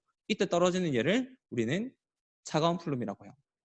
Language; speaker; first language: Korean; native; Korean